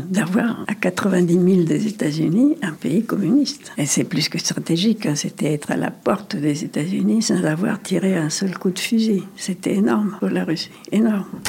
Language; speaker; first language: French; non-native, fluent; Spanish